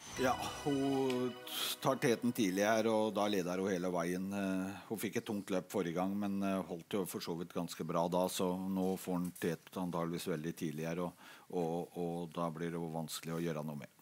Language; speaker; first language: Norwegian; native; Norwegian